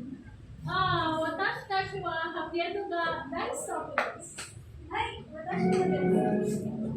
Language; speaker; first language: Japanese; non-native, learner; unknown